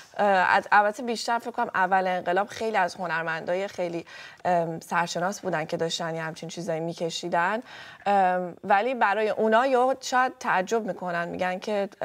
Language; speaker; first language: Persian; native; Persian